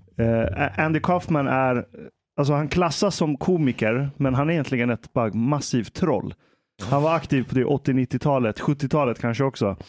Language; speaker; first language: Swedish; early bilingual, other home language; Persian